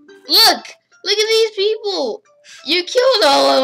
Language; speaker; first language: English; native; English